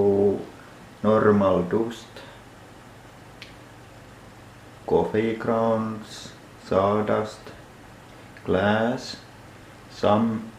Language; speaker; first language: English; non-native, fluent; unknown